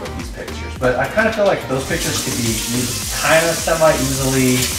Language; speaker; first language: English; early bilingual, other home language; Vietnamese